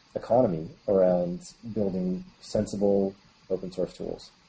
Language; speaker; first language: English; native; English